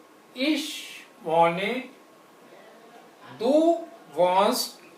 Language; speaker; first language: German; non-native, fluent; Hindi